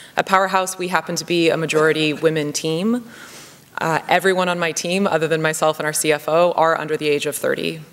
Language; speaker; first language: English; native; English